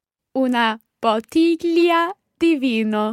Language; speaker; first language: Italian; non-native, learner; English